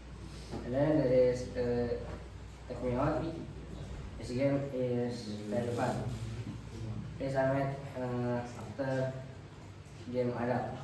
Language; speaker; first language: English; non-native, learner; Indonesian